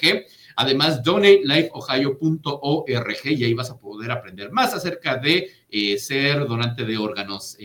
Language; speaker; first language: Spanish; native; Spanish